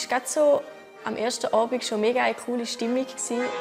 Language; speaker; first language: German; native; German